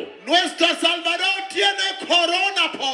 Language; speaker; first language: Spanish; non-native, learner; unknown